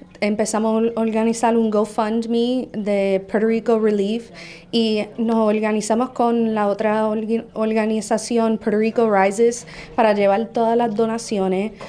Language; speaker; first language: Spanish; early bilingual, heritage; Spanish